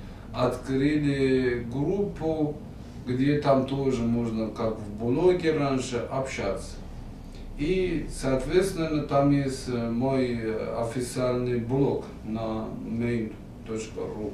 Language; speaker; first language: Russian; non-native, fluent; Persian